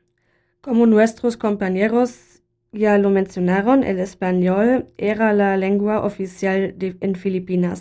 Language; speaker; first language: Spanish; non-native, learner; German